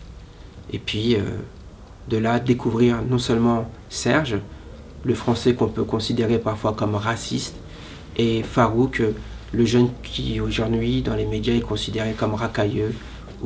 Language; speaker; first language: French; native; French